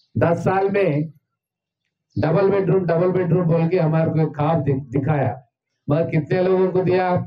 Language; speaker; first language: Hindi; non-native, local second language; Telugu